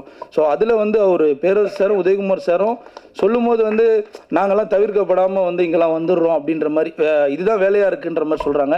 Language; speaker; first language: Tamil; native; Tamil